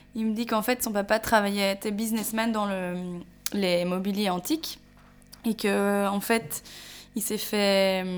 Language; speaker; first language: French; native; French